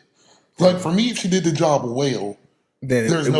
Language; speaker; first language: English; native; English